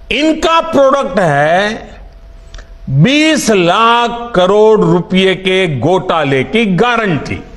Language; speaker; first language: Hindi; non-native, local second language; Gujarati